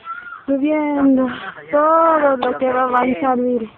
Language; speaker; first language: Spanish; native; Spanish